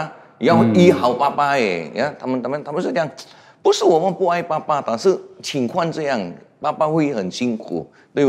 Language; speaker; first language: Chinese; non-native, fluent; Indonesian